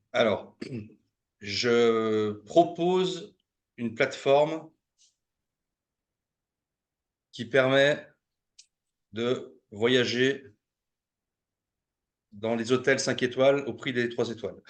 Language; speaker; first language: French; native; French